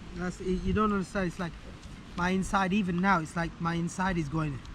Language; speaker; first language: English; native; English